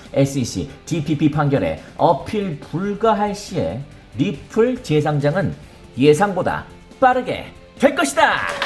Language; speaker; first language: Korean; native; Korean